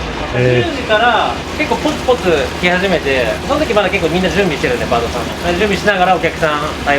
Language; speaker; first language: Japanese; native; Japanese